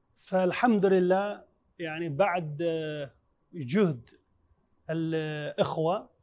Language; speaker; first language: Arabic; non-native, fluent; Chinese